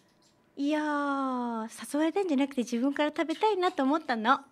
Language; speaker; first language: Japanese; native; Japanese